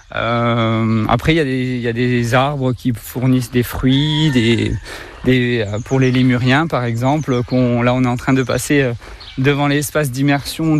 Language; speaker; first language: French; native; French